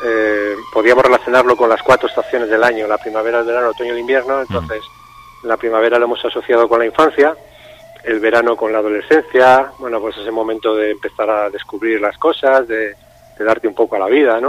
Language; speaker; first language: Spanish; native; Spanish